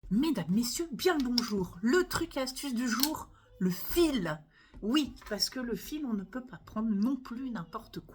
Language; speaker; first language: French; native; French